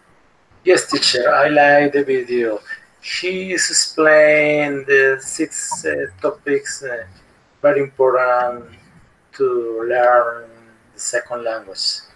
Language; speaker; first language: English; non-native, learner; Spanish